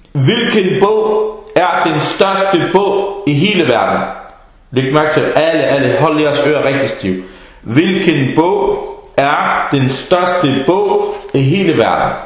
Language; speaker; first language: Danish; early bilingual, other home language; Arabic